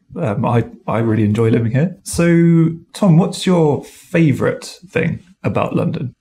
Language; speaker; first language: English; native; English